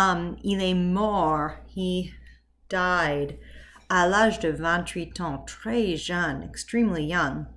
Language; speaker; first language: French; non-native, fluent; English